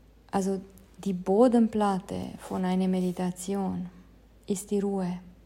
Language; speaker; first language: German; non-native, fluent; Hungarian